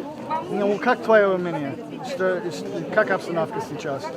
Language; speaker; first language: Russian; non-native, learner; English